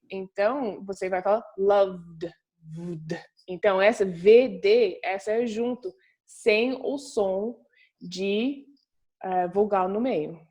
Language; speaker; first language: Portuguese; non-native, fluent; English